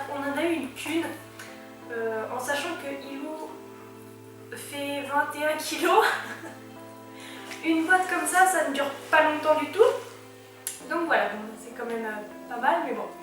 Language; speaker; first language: French; native; French